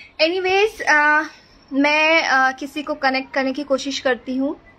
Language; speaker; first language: Hindi; native; Hindi